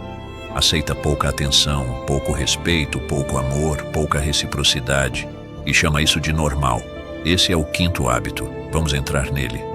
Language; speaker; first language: Portuguese; native; Portuguese